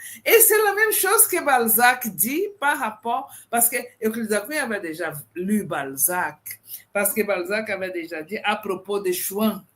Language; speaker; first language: French; non-native, fluent; Portuguese